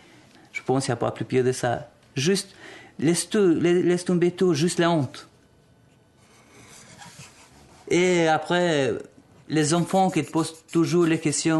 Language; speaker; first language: French; non-native, learner; Albanian